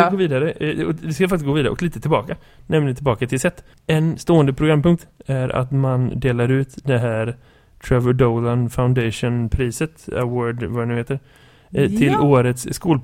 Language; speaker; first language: Swedish; native; Swedish